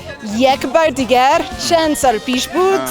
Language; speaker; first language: Persian; non-native, learner; English